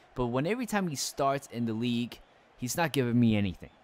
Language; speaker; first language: English; native; English